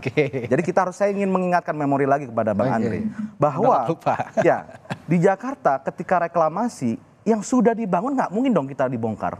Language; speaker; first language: Indonesian; native; Indonesian